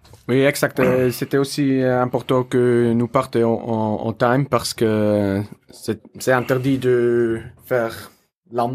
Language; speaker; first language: French; non-native, learner; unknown